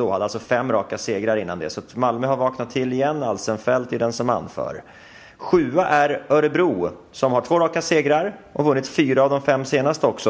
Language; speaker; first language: Swedish; native; Swedish